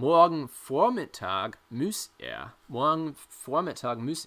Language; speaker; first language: German; non-native, fluent; English